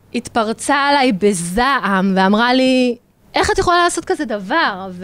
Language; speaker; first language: Hebrew; native; Hebrew